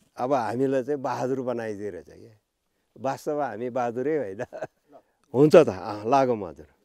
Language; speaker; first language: Nepali; non-native, local second language; Gurung